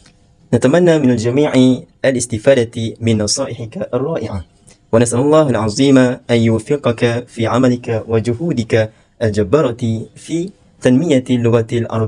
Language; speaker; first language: Arabic; non-native, fluent; Malay